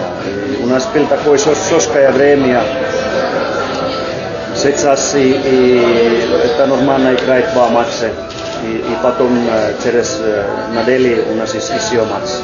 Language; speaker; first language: Russian; non-native, learner; Finnish